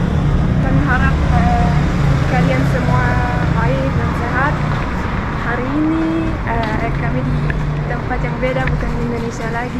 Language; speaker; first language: Indonesian; non-native, fluent; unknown